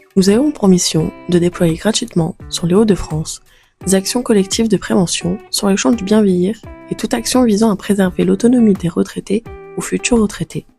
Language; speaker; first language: French; native; French